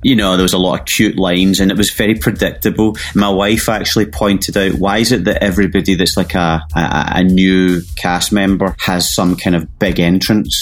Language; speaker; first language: English; native; English